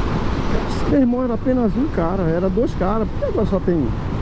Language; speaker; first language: Portuguese; native; Portuguese